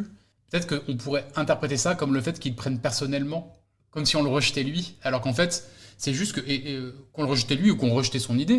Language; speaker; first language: French; native; French